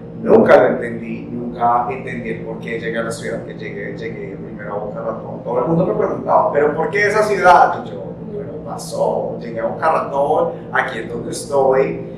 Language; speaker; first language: Spanish; native; Spanish